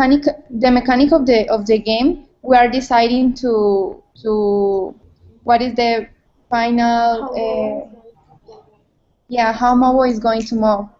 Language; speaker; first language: English; non-native, learner; Spanish